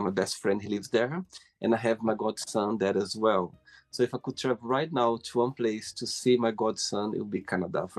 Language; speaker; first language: English; non-native, fluent; Portuguese